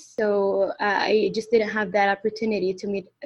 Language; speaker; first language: English; non-native, fluent; Arabic